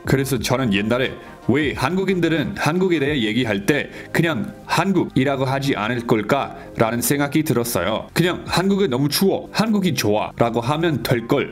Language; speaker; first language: Korean; non-native, fluent; English